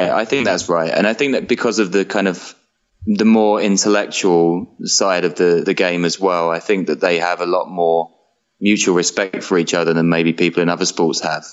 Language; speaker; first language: English; native; English